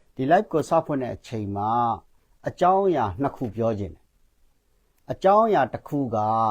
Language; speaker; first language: Burmese; non-native, local second language; Kachin